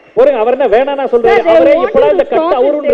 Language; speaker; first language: Tamil; native; Tamil